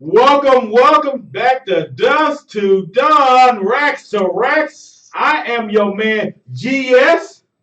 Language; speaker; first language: English; native; English